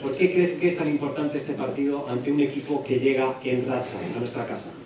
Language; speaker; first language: Spanish; native; Spanish